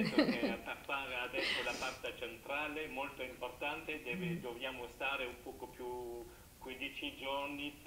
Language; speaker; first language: Italian; non-native, learner; French